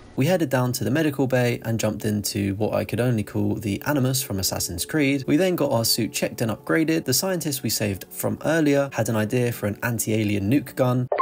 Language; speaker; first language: English; native; English